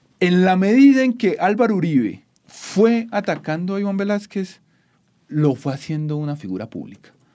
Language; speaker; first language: Spanish; native; Spanish